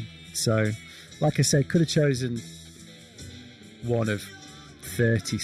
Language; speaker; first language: English; native; English